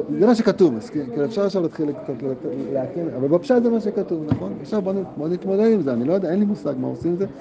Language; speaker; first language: Hebrew; native; Hebrew